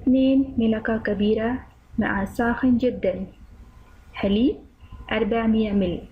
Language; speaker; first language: Arabic; non-native, learner; Urdu